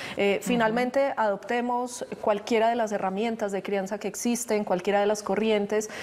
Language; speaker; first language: Spanish; native; Spanish